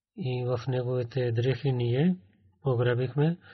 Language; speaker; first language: Bulgarian; non-native, learner; Urdu